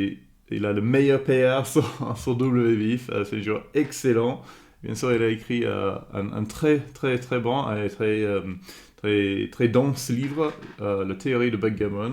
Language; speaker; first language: French; non-native, fluent; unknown